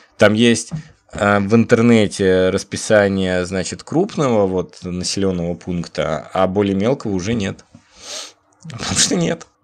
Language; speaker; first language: Russian; native; Russian